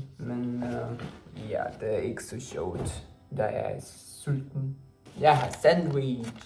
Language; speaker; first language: Danish; non-native, learner; Russian